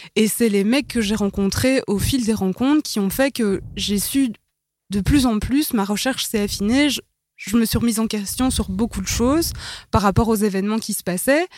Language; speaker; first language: French; native; French